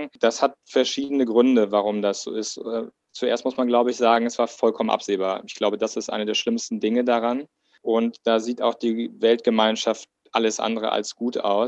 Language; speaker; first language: German; native; German